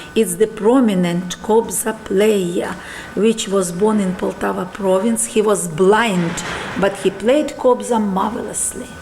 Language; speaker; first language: English; non-native, fluent; Ukrainian